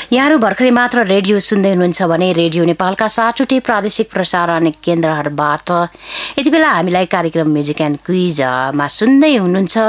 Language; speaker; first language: Nepali; non-native, local second language; Dangaura Tharu